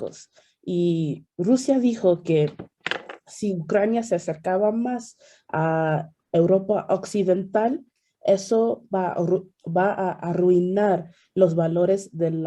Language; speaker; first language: Spanish; early bilingual, heritage; Spanish